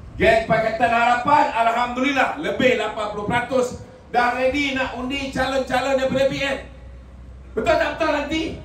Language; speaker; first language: Malay; native; Malay